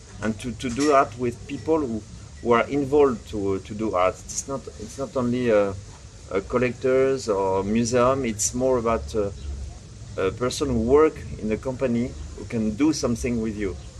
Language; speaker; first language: English; non-native, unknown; French